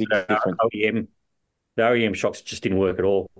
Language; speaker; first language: English; native; English